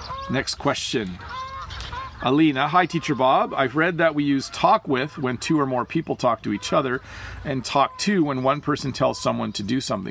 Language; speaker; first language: English; native; English